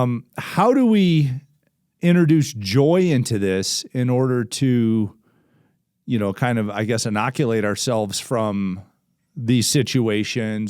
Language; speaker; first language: English; native; English